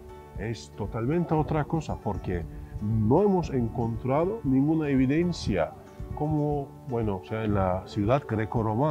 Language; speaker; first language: Spanish; non-native, fluent; Turkish